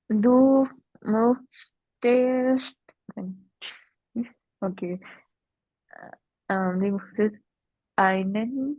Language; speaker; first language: German; non-native, learner; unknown